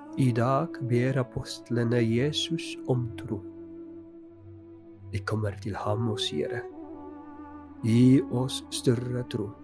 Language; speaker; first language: Norwegian; non-native, fluent; Polish